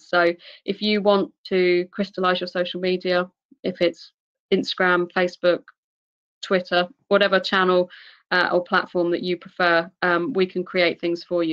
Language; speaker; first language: English; native; English